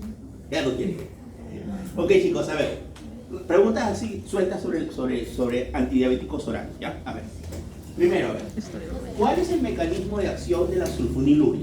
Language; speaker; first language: Spanish; native; Spanish